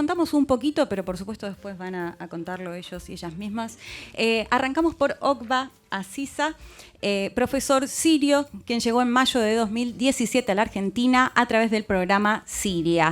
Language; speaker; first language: Spanish; native; Spanish